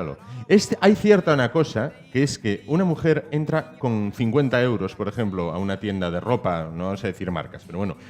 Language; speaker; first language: Spanish; native; Spanish